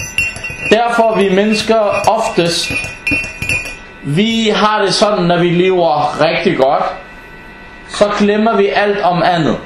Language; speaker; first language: Danish; early bilingual, other home language; Arabic